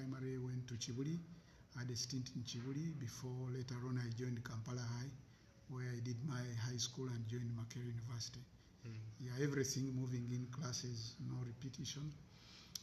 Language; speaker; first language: English; non-native, local second language; Ganda